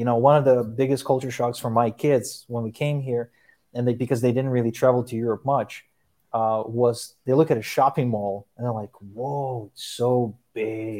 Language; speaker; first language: English; early bilingual, other home language; Ukrainian